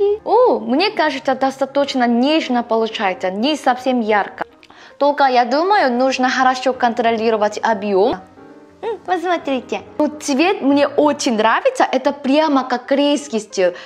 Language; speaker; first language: Russian; non-native, learner; Korean